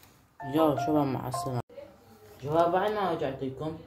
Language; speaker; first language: Arabic; native; Arabic